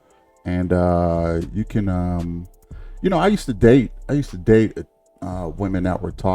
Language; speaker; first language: English; native; English